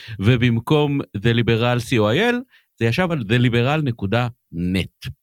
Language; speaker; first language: Hebrew; native; Hebrew